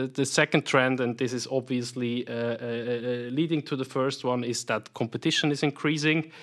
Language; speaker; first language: English; non-native, fluent; German